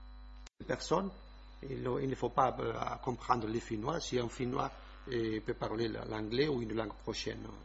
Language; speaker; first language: French; non-native, learner; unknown